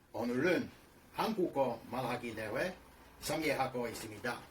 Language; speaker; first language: Korean; non-native, learner; Finnish